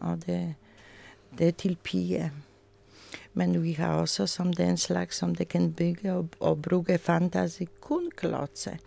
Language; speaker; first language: Danish; non-native, learner; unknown